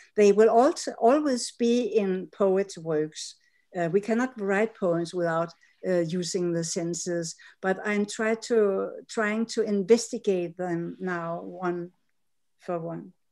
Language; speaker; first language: English; non-native, fluent; Danish